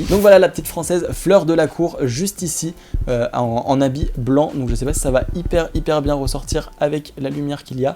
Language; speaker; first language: French; native; French